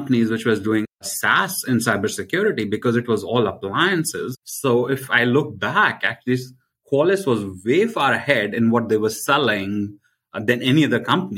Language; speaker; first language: English; non-native, local second language; Hindi